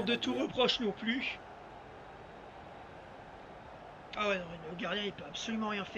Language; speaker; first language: French; native; French